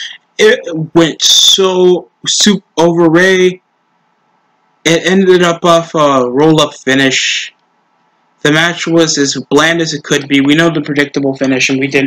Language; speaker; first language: English; native; English